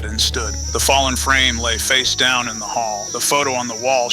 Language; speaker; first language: English; native; English